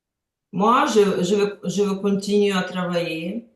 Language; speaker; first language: French; non-native, learner; Ukrainian